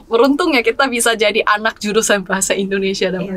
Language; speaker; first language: Indonesian; non-native, fluent; Korean